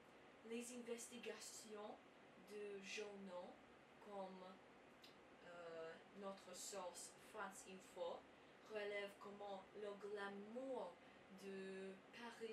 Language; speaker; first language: French; non-native, learner; English